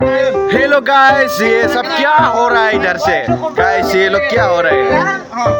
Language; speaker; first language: Hindi; non-native, local second language; Assamese